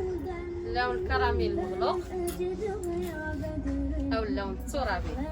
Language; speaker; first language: Arabic; native; Arabic